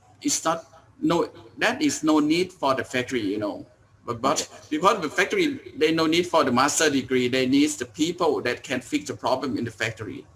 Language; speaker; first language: English; non-native, learner; Thai